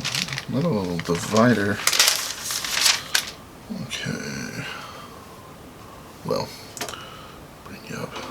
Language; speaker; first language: English; native; English